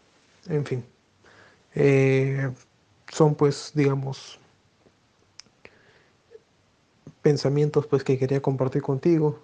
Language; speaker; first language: Spanish; native; Spanish